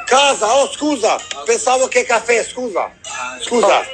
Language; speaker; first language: Italian; non-native, learner; Albanian